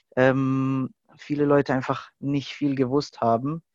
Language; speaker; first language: German; native; German